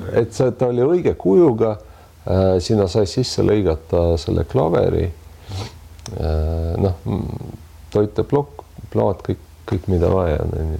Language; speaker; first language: Estonian; non-native, local second language; Russian